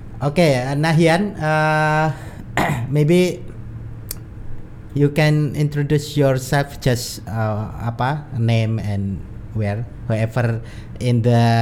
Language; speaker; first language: English; non-native, learner; Indonesian